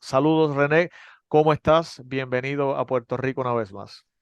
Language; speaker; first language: Spanish; native; Spanish